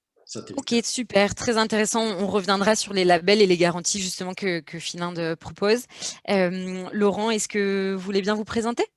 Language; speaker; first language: French; native; French